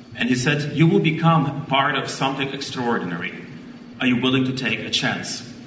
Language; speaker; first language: English; non-native, fluent; Ukrainian